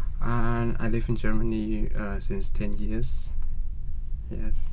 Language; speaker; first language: English; non-native, learner; Thai